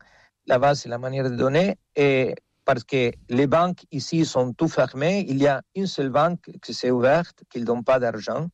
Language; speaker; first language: French; non-native, fluent; Spanish